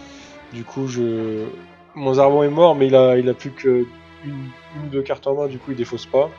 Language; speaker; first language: French; native; French